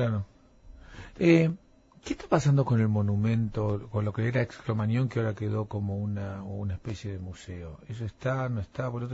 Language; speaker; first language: Spanish; native; Spanish